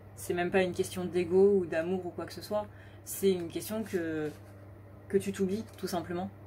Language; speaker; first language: French; native; French